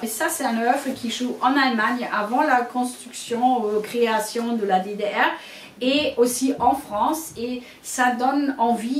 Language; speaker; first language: French; non-native, fluent; German